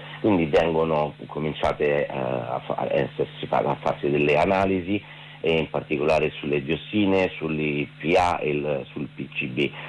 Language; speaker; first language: Italian; native; Italian